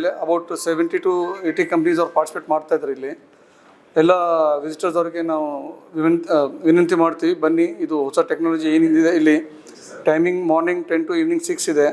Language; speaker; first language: Kannada; non-native, local second language; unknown